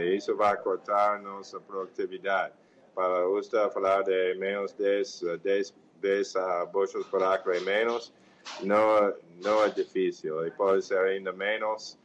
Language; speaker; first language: Portuguese; non-native, fluent; English